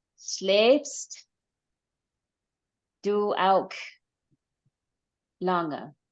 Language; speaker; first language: German; non-native, learner; English